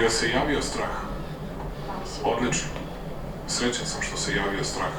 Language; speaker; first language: Bosnian; native; Bosnian